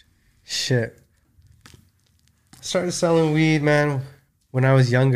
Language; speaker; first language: English; native; English